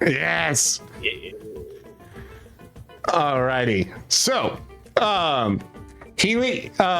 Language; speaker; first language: English; native; English